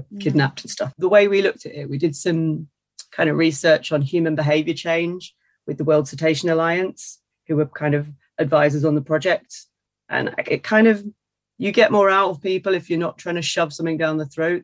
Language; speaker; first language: English; native; English